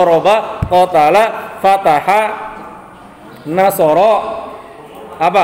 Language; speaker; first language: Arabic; non-native, fluent; Indonesian